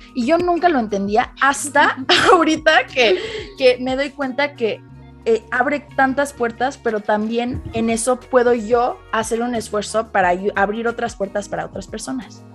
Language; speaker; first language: Spanish; early bilingual, heritage; Spanish